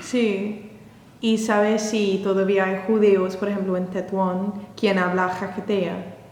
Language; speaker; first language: Spanish; non-native, learner; English